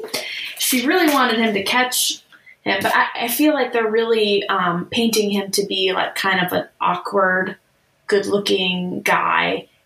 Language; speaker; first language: English; native; English